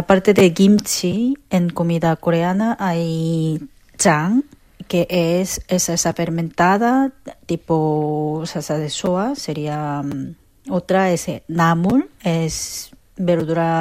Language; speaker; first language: Spanish; non-native, fluent; Korean